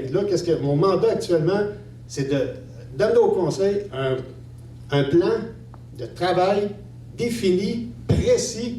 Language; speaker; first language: French; native; French